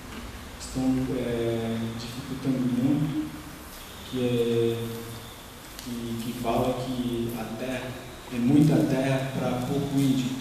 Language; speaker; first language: Portuguese; non-native, local second language; Guarani